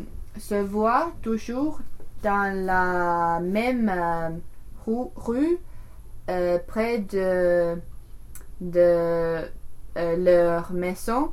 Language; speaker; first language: French; non-native, learner; English